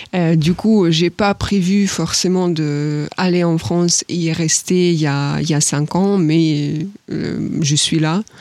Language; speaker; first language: French; non-native, fluent; Ukrainian